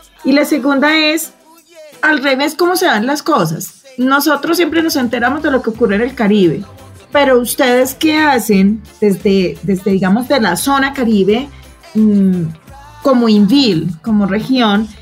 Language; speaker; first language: Spanish; native; Spanish